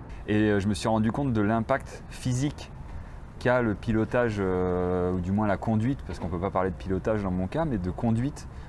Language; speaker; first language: French; native; French